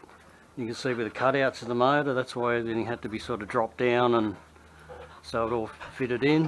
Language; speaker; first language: English; native; English